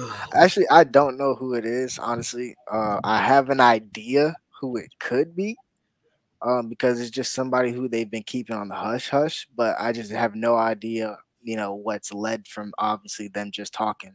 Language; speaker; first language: English; native; English